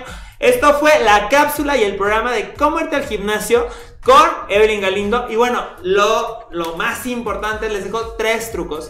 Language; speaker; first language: Spanish; native; Spanish